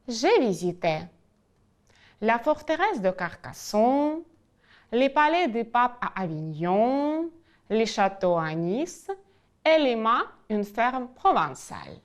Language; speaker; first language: French; non-native, fluent; Ukrainian